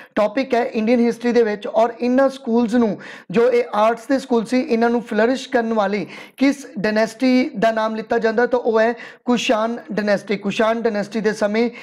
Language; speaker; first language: Hindi; non-native, local second language; Punjabi